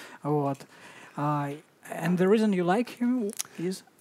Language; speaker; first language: English; non-native, fluent; Russian